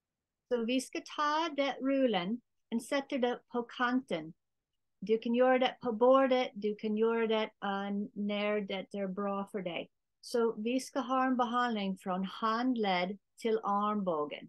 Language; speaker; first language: Swedish; non-native, learner; English